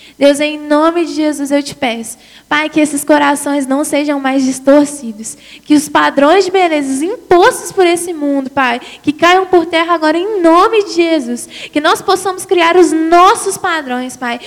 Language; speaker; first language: Portuguese; native; Portuguese